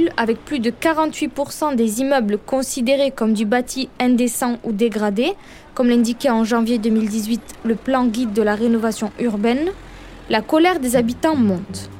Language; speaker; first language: French; native; French